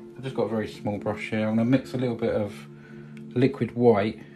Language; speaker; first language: English; native; English